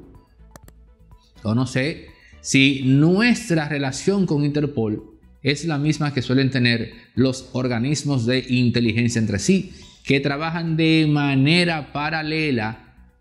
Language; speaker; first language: Spanish; native; Spanish